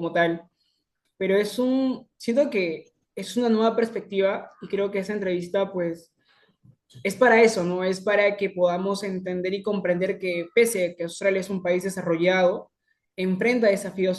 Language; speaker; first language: Spanish; native; Spanish